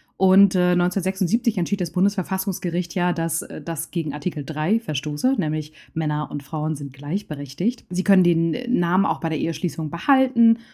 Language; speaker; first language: German; native; German